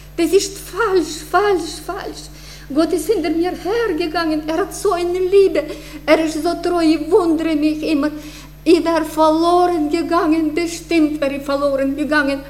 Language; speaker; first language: German; non-native, fluent; Russian